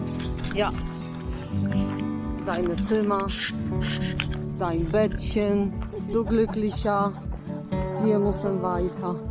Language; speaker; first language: German; non-native, learner; Polish